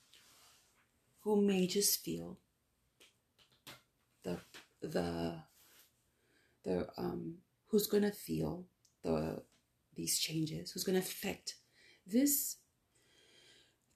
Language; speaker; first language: English; early bilingual, other home language; Spanish